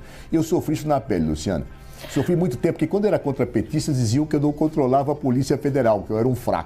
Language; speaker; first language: Portuguese; native; Portuguese